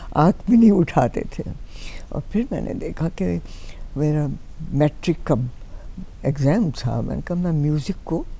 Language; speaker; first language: Hindi; native; Hindi